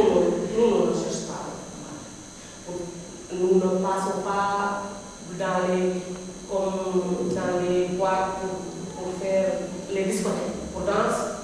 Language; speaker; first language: French; non-native, learner; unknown